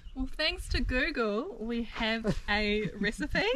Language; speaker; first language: English; native; English